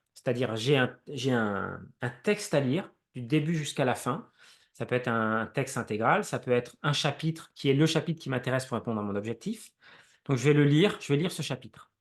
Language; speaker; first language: French; native; French